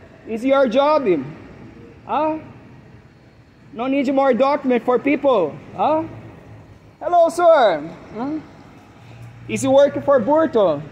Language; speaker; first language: English; non-native, learner; Portuguese